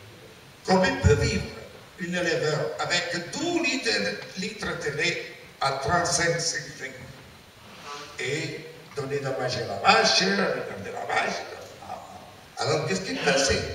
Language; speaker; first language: French; non-native, learner; Italian